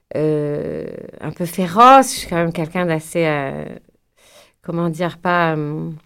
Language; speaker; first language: French; native; French